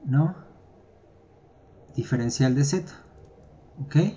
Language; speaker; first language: Spanish; native; Spanish